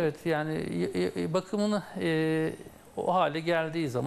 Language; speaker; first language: Turkish; native; Turkish